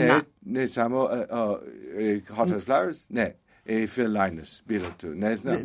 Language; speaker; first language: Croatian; non-native, learner; English